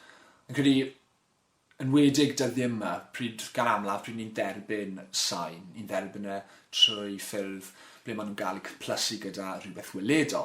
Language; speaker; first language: Welsh; non-native, local second language; English